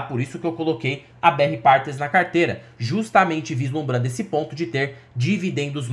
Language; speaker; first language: Portuguese; native; Portuguese